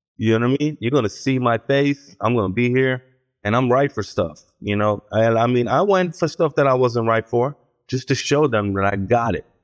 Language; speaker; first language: English; early bilingual, heritage; Hebrew